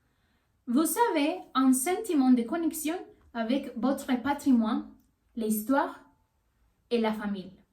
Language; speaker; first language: French; non-native, learner; Spanish